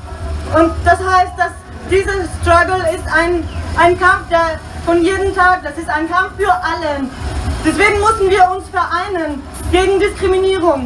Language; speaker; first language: German; non-native, learner; Spanish